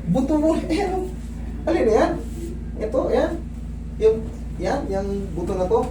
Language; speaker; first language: Filipino; native; Filipino